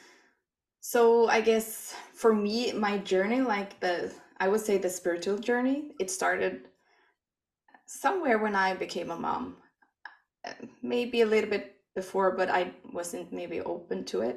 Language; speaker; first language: English; non-native, fluent; Swedish